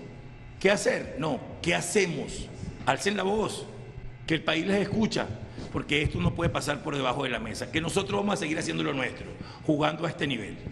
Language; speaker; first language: Spanish; native; Spanish